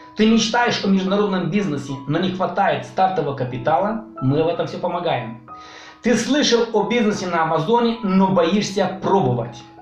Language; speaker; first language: Russian; non-native, local second language; Romanian